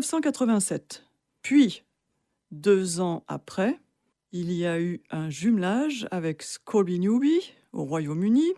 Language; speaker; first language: French; native; French